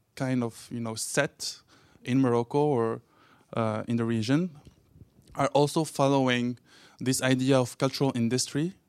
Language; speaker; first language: English; non-native, fluent; Arabic